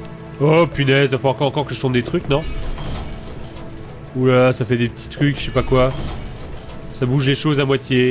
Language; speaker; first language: French; native; French